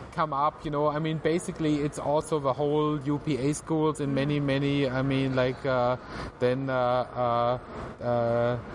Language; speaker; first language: English; non-native, fluent; German